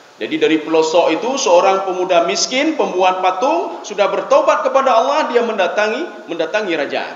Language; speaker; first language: Malay; non-native, local second language; Achinese